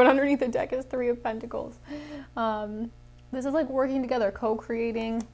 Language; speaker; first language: English; native; English